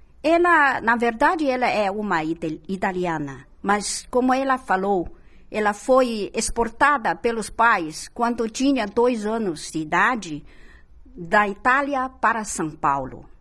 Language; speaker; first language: Portuguese; non-native, fluent; Chinese